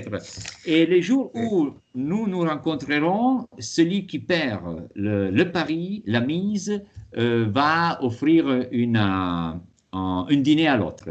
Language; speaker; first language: French; non-native, fluent; Italian